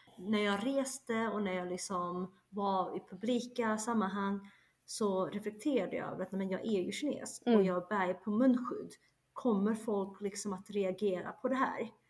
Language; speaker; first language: Swedish; early bilingual, other home language; Chinese